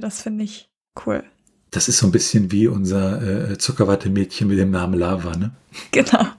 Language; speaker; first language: German; native; German